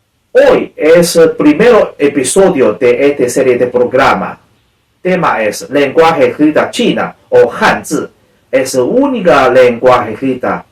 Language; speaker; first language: Spanish; non-native, learner; Chinese